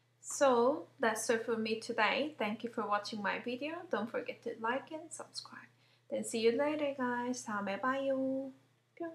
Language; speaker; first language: English; non-native, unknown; Korean